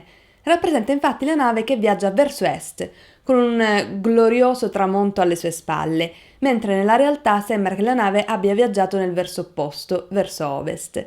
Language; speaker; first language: Italian; native; Italian